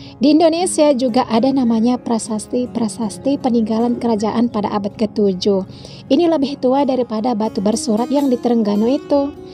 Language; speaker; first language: Indonesian; native; Indonesian